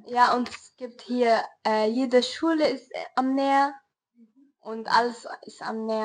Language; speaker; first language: German; non-native, learner; Arabic